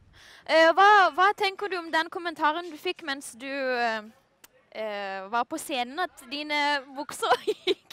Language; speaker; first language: Norwegian; non-native, learner; Lithuanian